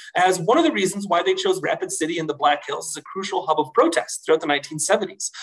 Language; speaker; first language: English; native; English